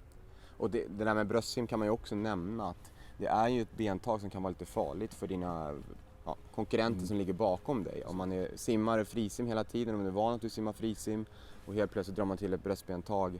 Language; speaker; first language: Swedish; native; Swedish